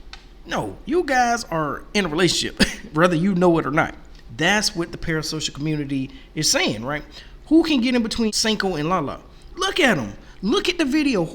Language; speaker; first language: English; native; English